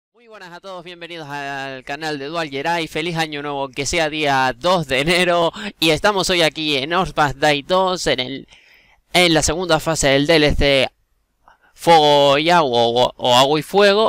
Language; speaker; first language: Spanish; native; Spanish